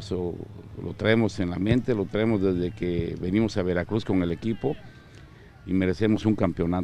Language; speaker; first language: Spanish; native; Spanish